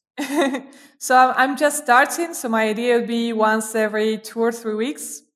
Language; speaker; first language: English; non-native, fluent; Spanish